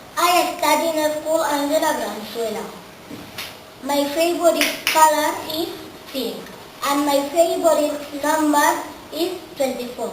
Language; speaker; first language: English; non-native, learner; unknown